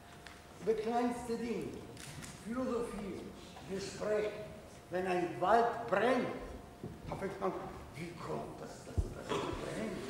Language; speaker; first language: German; non-native, fluent; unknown